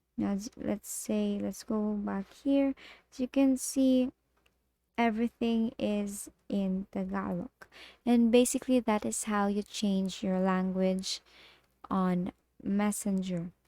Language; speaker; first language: English; non-native, local second language; Filipino